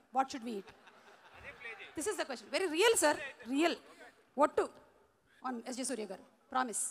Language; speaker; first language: Telugu; native; Telugu